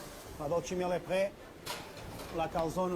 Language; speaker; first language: French; non-native, fluent; Portuguese